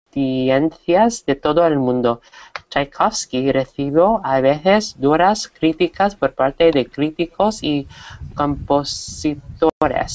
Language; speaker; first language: Spanish; non-native, learner; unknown